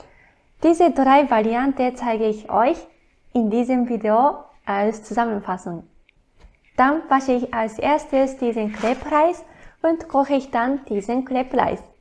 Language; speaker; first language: German; non-native, fluent; Japanese